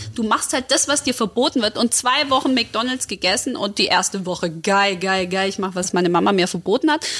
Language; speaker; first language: German; early bilingual, other home language; Croatian